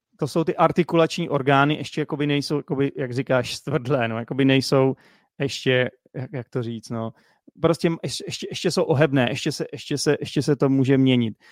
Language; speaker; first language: Czech; native; Czech